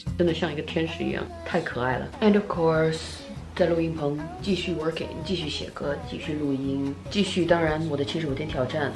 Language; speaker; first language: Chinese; early bilingual, heritage; Chinese